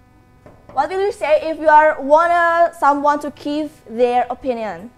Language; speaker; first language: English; non-native, learner; Indonesian